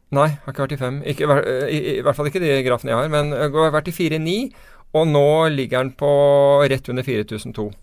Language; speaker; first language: Norwegian; non-native, fluent; English